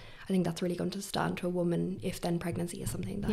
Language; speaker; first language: English; native; English